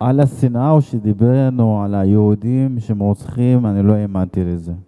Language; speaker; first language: Hebrew; non-native, fluent; Arabic